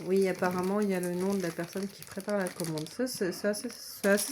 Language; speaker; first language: French; native; French